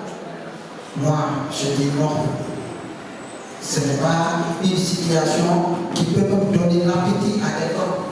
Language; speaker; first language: French; non-native, local second language; Wolof